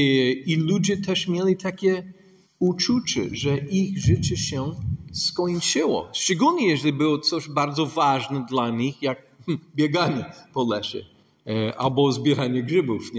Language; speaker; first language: Polish; non-native, fluent; English